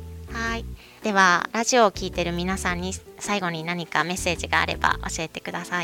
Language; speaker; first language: Japanese; native; Japanese